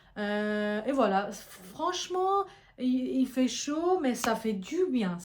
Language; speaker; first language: French; non-native, fluent; Persian